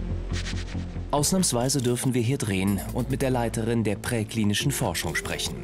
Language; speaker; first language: German; native; German